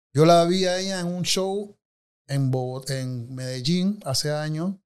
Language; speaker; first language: Spanish; native; Spanish